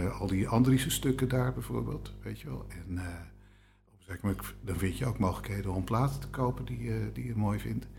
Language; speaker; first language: Dutch; native; Dutch